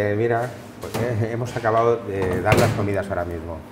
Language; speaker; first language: Spanish; native; Spanish